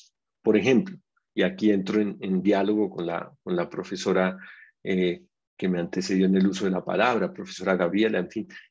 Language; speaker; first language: Spanish; native; Spanish